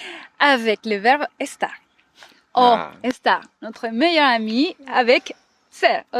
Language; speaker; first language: French; non-native, fluent; Spanish